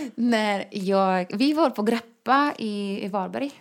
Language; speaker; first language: Swedish; non-native, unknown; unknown